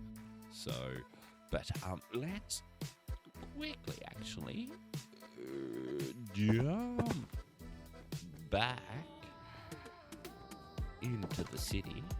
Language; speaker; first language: English; native; English